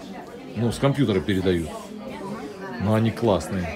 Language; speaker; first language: Russian; native; Russian